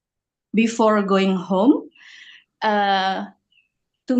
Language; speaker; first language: English; non-native, fluent; Indonesian